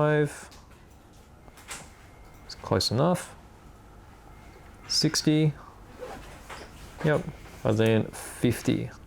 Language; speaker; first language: English; native; English